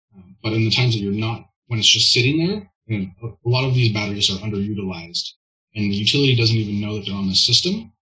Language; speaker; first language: English; native; English